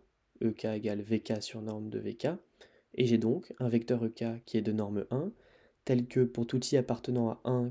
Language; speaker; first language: French; native; French